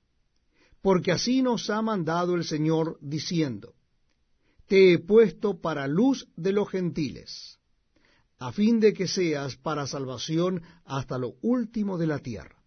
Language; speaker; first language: Spanish; native; Spanish